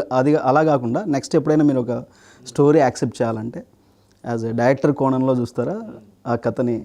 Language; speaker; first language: Telugu; native; Telugu